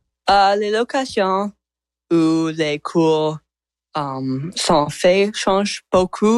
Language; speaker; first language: French; non-native, learner; English